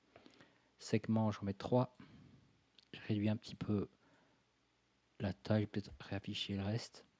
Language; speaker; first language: French; native; French